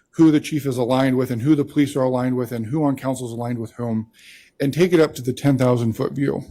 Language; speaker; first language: English; native; English